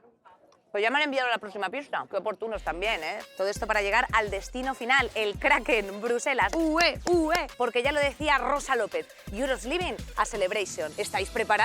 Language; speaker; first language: Spanish; native; Spanish